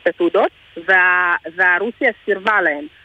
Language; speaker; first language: Hebrew; non-native, fluent; Russian